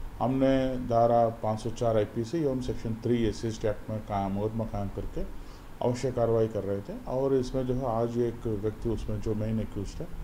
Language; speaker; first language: Hindi; native; Hindi